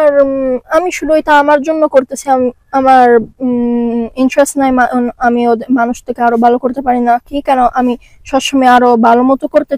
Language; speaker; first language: Bangla; early bilingual, heritage; Bangla